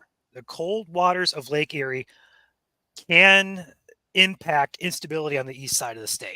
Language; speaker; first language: English; native; English